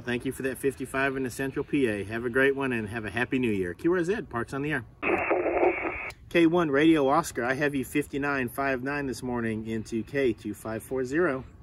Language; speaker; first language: English; native; English